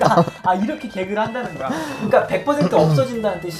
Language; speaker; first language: Korean; native; Korean